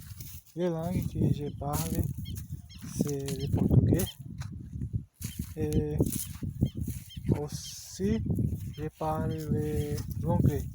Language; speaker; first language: French; non-native, learner; Portuguese